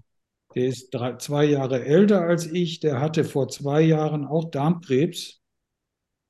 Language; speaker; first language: German; native; German